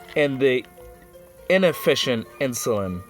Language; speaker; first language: English; native; English